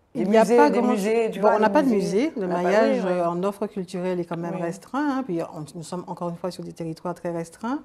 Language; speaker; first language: French; native; French